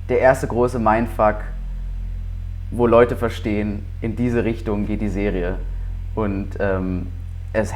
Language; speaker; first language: German; native; German